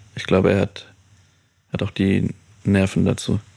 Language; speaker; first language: German; native; German